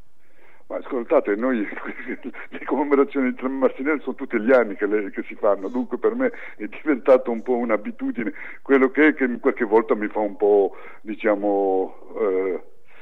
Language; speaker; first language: Italian; early bilingual, heritage; French